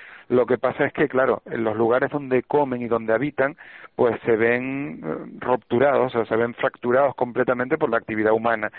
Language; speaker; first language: Spanish; native; Spanish